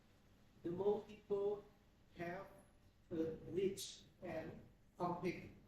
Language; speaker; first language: English; non-native, learner; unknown